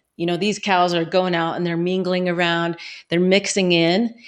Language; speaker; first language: English; native; English